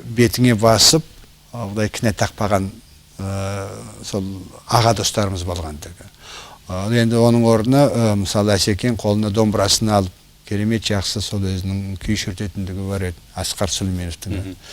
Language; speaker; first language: Kazakh; non-native, local second language; Russian